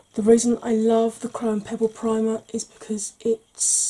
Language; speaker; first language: English; native; English